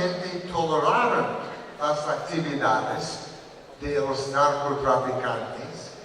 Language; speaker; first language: Spanish; non-native, learner; English